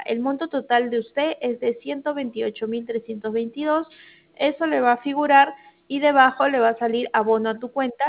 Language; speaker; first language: Spanish; native; Spanish